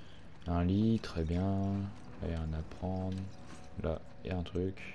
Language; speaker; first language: French; native; French